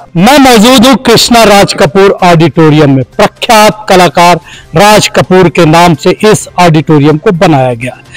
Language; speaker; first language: Hindi; native; Hindi